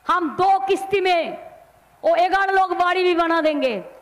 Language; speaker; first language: Hindi; non-native, local second language; Bangla